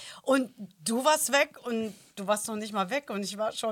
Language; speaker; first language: German; native; German